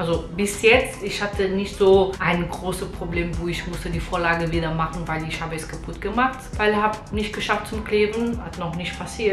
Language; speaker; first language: German; non-native, learner; Portuguese